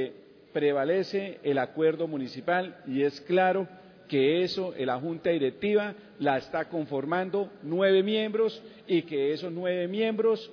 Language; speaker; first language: Spanish; native; Spanish